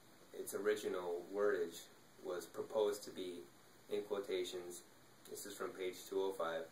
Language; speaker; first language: English; native; English